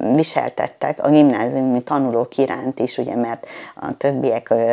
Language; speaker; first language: Hungarian; native; Hungarian